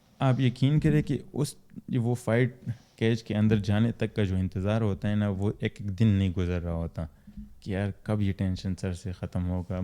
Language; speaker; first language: Urdu; non-native, local second language; Pashto